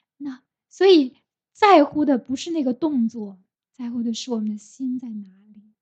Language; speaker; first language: Chinese; native; Chinese